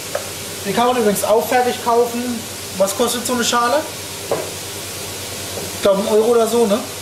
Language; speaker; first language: German; native; German